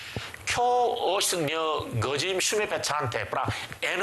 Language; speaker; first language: Albanian; non-native, learner; Korean